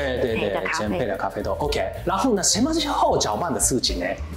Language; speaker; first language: Chinese; non-native, learner; Japanese